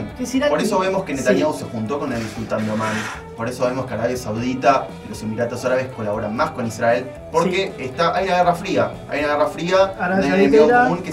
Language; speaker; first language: Spanish; native; Spanish